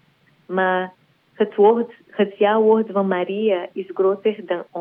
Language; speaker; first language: Dutch; non-native, learner; Portuguese